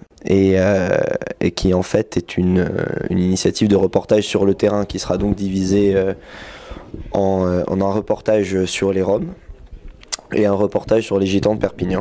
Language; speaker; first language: French; native; French